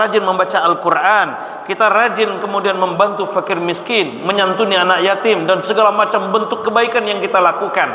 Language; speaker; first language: Indonesian; native; Indonesian